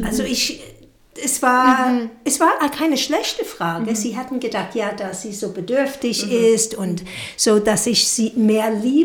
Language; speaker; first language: German; non-native, fluent; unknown